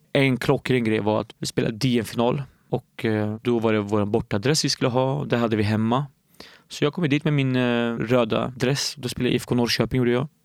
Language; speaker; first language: Swedish; early bilingual, other home language; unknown